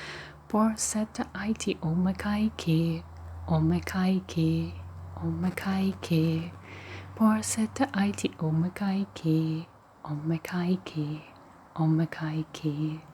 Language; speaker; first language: Finnish; non-native, learner; Russian